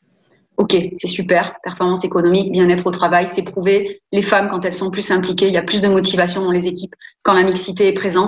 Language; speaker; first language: French; native; French